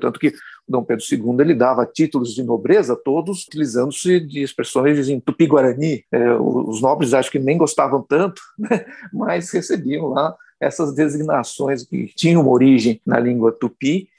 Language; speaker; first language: Portuguese; native; Portuguese